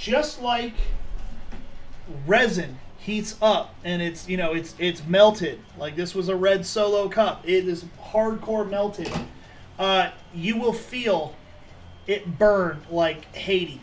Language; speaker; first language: English; native; English